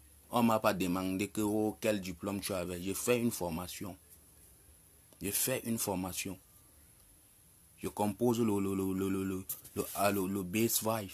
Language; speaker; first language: French; non-native, local second language; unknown